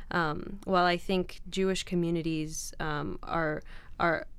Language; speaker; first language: English; non-native, fluent; Arabic